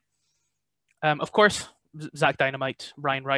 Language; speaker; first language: English; native; English